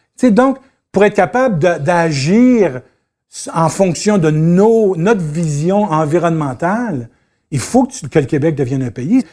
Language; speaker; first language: French; native; French